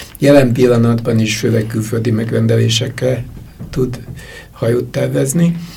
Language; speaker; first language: Hungarian; native; Hungarian